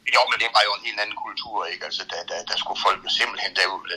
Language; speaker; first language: Danish; native; Danish